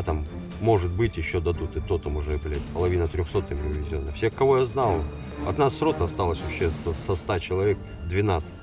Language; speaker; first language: Russian; native; Russian